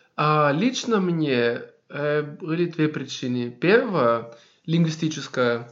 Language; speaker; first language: Russian; non-native, fluent; Greek